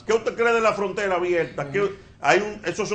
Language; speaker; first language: Spanish; native; Spanish